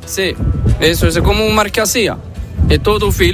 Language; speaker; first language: Spanish; non-native, learner; Arabic